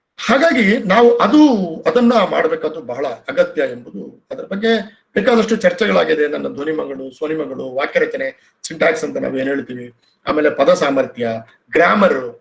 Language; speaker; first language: Kannada; non-native, local second language; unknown